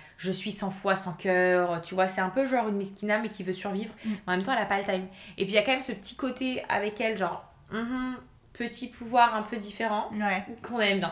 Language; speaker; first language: French; native; French